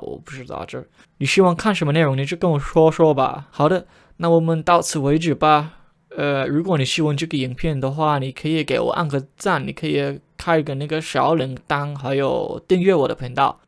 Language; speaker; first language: Chinese; non-native, fluent; English